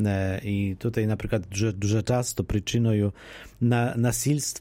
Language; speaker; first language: Polish; non-native, local second language; Ukrainian